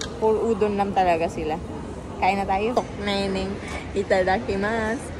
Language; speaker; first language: Filipino; native; Filipino